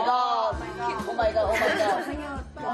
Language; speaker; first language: Korean; native; Korean